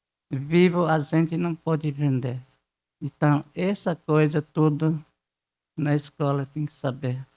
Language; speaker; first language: Portuguese; non-native, local second language; Guarani